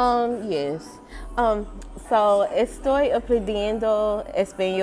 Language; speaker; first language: Spanish; non-native, learner; English